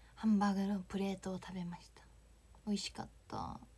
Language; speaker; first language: Japanese; native; Japanese